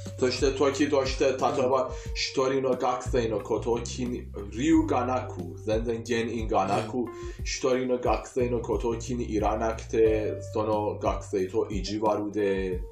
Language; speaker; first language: Japanese; non-native, fluent; Persian